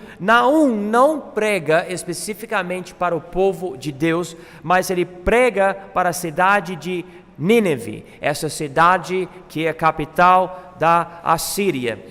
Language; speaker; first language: Portuguese; non-native, fluent; English